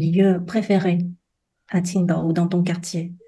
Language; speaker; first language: French; non-native, fluent; Chinese